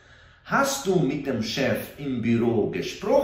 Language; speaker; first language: German; non-native, fluent; Portuguese